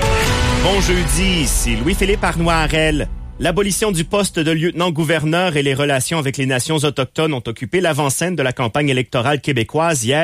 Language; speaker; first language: French; native; French